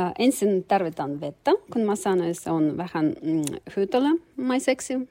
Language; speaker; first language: Finnish; non-native, learner; Turkish